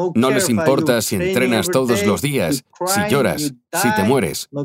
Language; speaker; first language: Spanish; non-native, fluent; Chinese